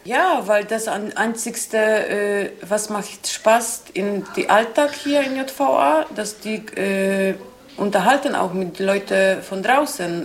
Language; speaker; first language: German; non-native, learner; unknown